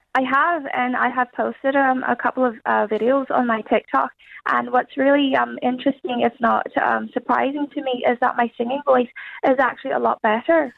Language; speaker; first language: English; early bilingual, other home language; Chinese